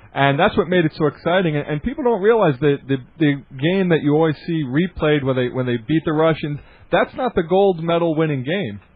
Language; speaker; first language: English; native; English